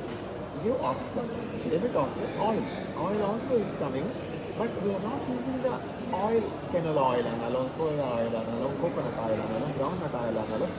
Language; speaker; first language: English; non-native, local second language; Tamil